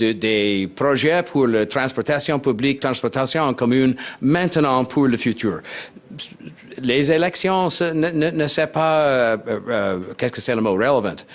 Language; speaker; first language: French; non-native, learner; English